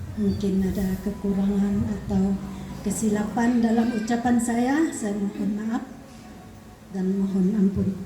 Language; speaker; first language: Indonesian; non-native, local second language; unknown